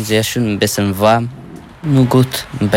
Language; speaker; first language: German; non-native, learner; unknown